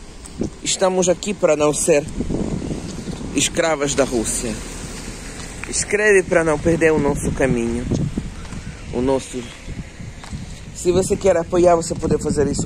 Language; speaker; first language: Portuguese; non-native, local second language; Kabuverdianu